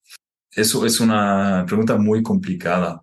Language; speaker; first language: Spanish; non-native, fluent; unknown